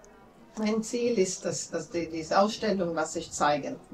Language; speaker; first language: German; non-native, fluent; Latvian